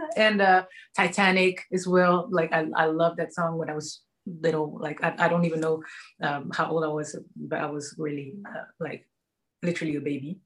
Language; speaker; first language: English; non-native, fluent; French